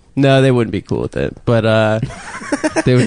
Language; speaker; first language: English; native; English